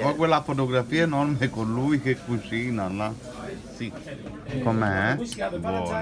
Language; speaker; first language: Italian; native; Italian